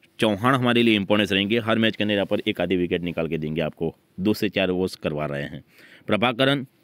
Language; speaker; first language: Hindi; native; Hindi